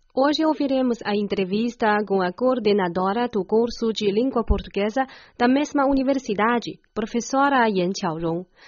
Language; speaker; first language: Portuguese; non-native, fluent; Chinese